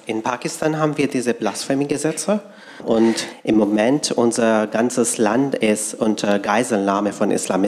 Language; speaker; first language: German; non-native, fluent; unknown